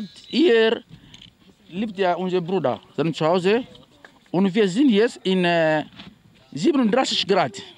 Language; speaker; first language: German; non-native, fluent; Portuguese